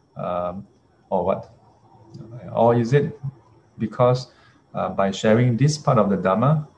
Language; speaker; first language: English; non-native, local second language; Chinese